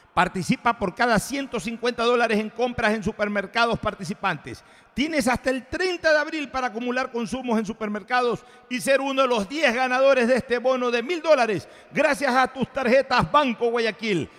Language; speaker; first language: Spanish; native; Spanish